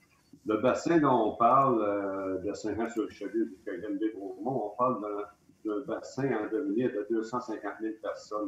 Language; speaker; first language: French; native; French